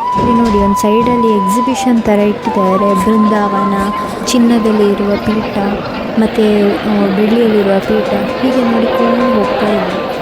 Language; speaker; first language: Kannada; native; Kannada